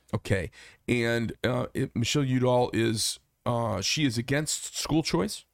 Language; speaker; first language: English; native; English